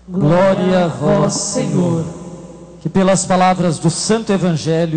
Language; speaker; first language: Portuguese; native; Portuguese